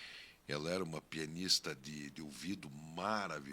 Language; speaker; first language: Portuguese; native; Portuguese